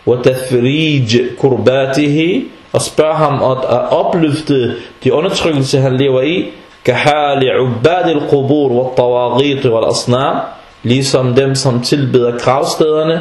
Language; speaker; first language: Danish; early bilingual, other home language; Arabic